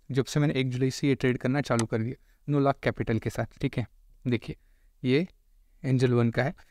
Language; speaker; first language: Hindi; non-native, local second language; Marathi